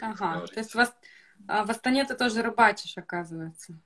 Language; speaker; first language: Russian; native; Russian